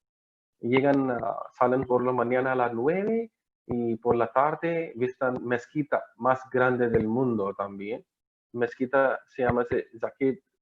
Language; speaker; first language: Spanish; non-native, learner; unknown